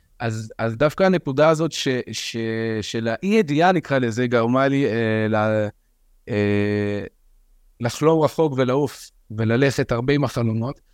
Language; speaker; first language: Hebrew; early bilingual, other home language; French